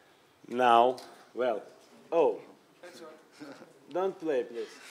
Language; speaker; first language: English; non-native, learner; Russian